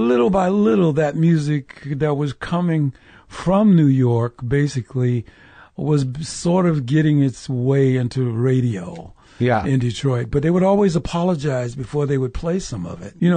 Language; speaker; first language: English; native; English